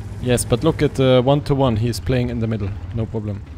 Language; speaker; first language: English; non-native, learner; German